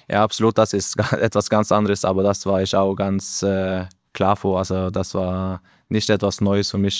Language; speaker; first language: German; non-native, learner; Norwegian